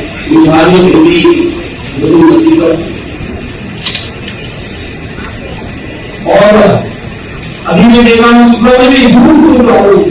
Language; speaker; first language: Hindi; non-native, learner; Bangla